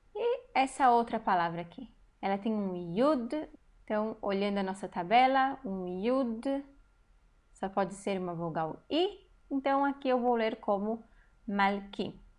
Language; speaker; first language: Portuguese; native; Portuguese